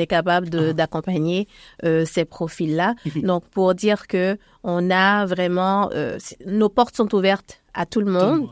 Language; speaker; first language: French; native; French